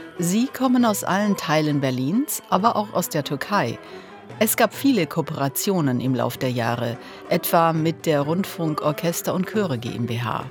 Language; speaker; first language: German; native; German